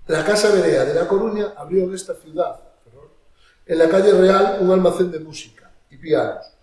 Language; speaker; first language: Spanish; native; Spanish